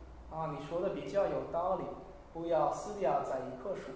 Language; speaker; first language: Chinese; non-native, learner; English